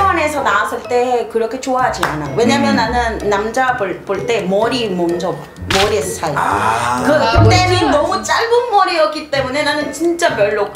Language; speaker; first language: Korean; non-native, fluent; Spanish